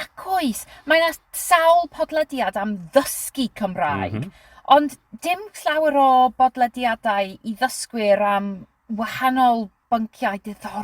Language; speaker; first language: Welsh; non-native, learner; English